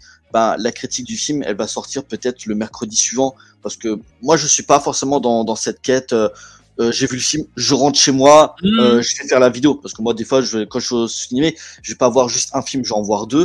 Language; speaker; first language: French; native; French